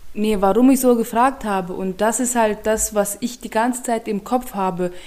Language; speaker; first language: German; non-native, fluent; Turkmen